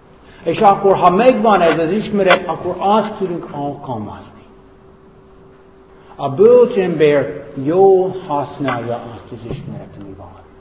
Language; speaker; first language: Hungarian; non-native, fluent; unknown